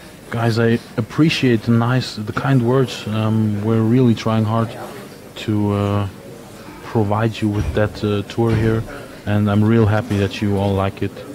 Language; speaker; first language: English; non-native, fluent; German